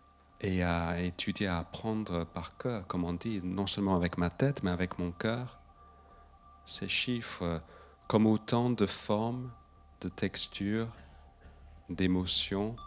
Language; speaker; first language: French; non-native, fluent; English